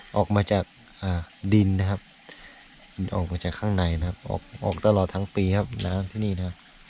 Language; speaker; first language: Thai; non-native, local second language; Karen languages